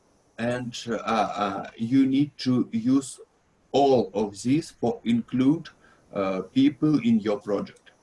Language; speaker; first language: English; non-native, learner; Russian